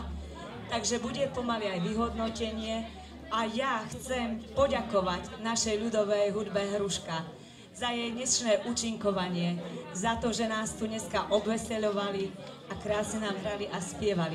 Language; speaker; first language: Slovak; native; Slovak